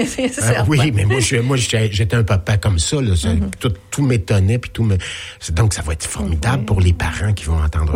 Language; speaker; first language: French; native; French